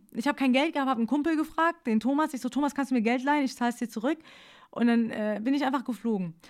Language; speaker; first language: German; early bilingual, other home language; Persian